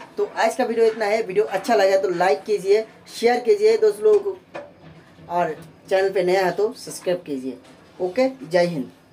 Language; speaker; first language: Hindi; non-native, local second language; Bangla